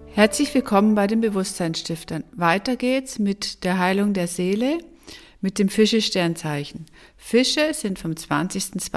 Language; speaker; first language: German; native; German